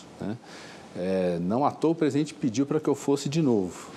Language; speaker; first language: Portuguese; native; Portuguese